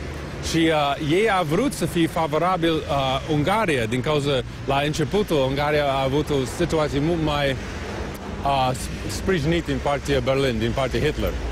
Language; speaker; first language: Romanian; non-native, learner; English